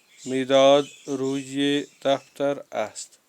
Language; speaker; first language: Persian; non-native, fluent; Urdu